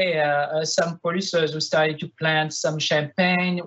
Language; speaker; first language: English; non-native, fluent; French